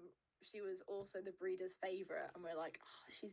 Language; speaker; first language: English; native; English